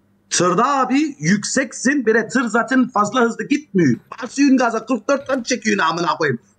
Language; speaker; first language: Turkish; early bilingual, heritage; Turkish